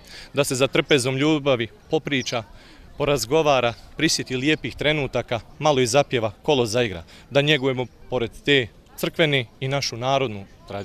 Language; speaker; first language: Serbian; native; Serbian